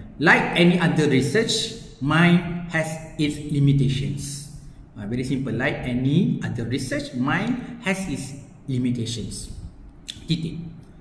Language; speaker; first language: English; non-native, local second language; Malay